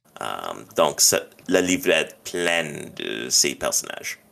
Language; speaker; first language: French; non-native, local second language; English